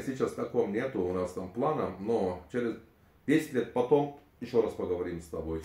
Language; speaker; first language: Russian; non-native, learner; Turkish